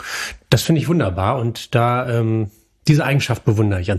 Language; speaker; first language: German; native; German